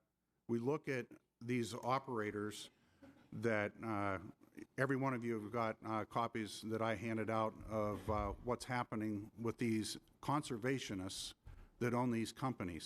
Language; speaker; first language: English; native; English